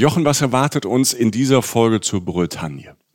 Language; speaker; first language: German; native; German